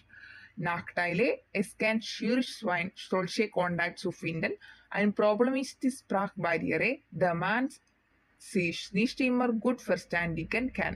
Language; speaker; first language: German; non-native, fluent; Malayalam